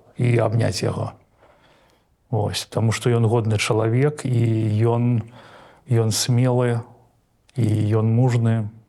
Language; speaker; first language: Belarusian; non-native, local second language; Russian